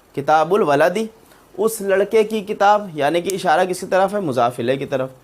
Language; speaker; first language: Urdu; native; Urdu